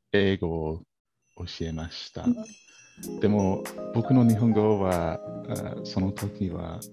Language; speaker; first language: Japanese; non-native, learner; English